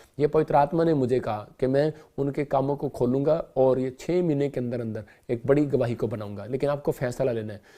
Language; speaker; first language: Hindi; non-native, local second language; Punjabi